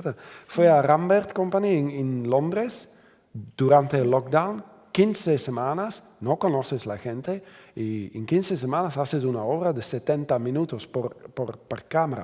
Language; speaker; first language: Spanish; non-native, fluent; Dutch